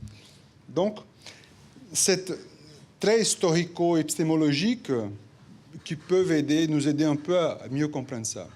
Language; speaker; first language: French; non-native, fluent; Portuguese